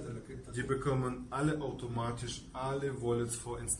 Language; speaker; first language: German; non-native, fluent; Russian